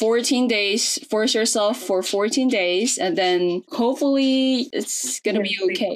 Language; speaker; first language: English; non-native, local second language; Filipino